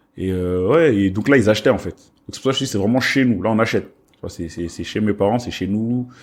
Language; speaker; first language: French; early bilingual, other home language; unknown